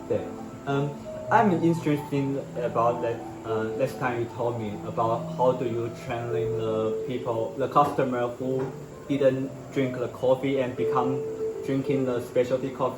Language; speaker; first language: English; non-native, learner; Chinese